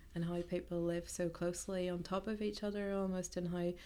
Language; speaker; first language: English; native; English